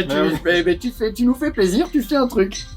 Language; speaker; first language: French; native; French